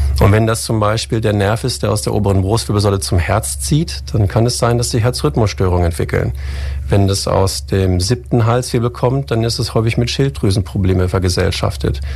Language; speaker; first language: German; native; German